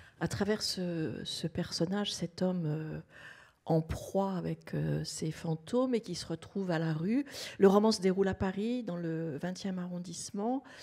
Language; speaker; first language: French; native; French